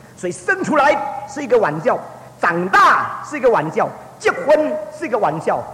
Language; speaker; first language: Chinese; early bilingual, heritage; Chinese